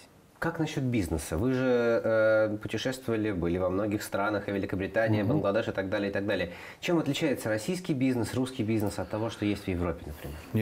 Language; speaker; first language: Russian; native; Russian